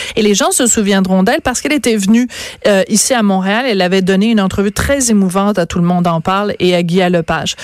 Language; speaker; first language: French; native; French